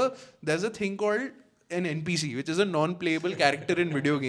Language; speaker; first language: English; non-native, local second language; Hindi